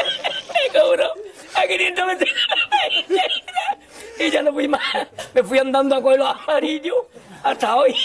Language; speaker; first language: Spanish; native; Spanish